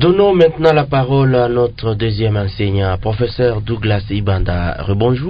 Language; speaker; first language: French; non-native, local second language; Lingala